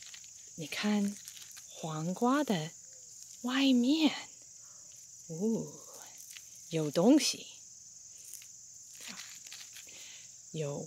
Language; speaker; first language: Chinese; non-native, fluent; English